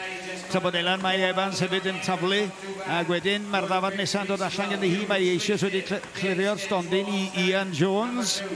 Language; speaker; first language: Welsh; native; Welsh